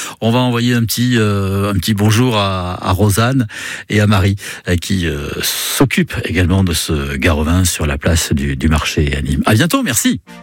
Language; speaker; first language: French; native; French